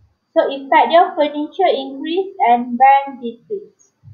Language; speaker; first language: English; non-native, local second language; Malay